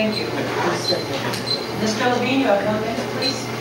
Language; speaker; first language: English; native; English